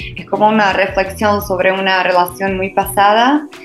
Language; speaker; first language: Spanish; non-native, fluent; Slovak